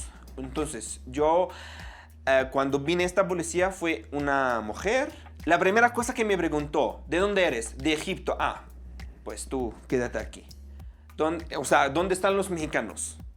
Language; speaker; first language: Spanish; non-native, fluent; Arabic